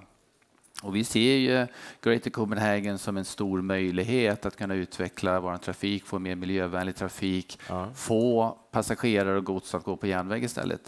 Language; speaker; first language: Swedish; native; Swedish